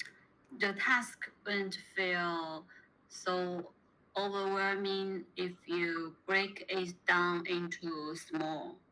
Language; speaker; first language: English; non-native, learner; Chinese